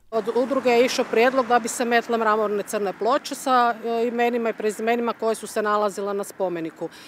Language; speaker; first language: Croatian; native; Croatian